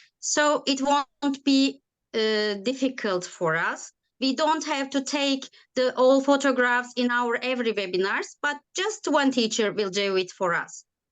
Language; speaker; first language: English; non-native, learner; Turkish